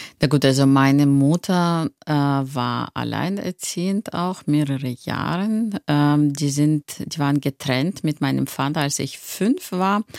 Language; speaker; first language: German; non-native, fluent; Russian